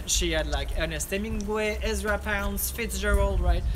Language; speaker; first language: English; non-native, fluent; French